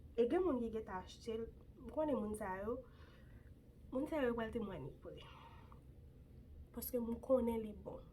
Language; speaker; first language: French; non-native, local second language; Haitian Creole